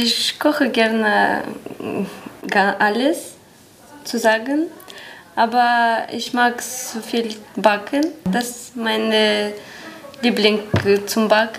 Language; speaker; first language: German; non-native, learner; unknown